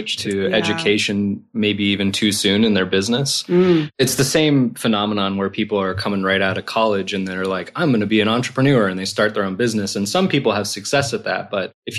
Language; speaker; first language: English; native; English